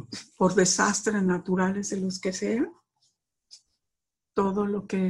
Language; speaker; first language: Spanish; native; Spanish